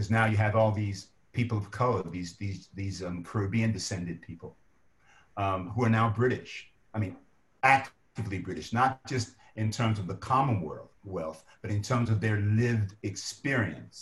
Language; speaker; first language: English; native; English